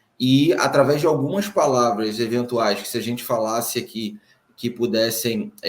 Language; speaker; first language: Portuguese; native; Portuguese